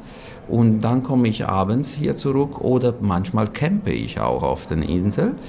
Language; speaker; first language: German; non-native, fluent; Italian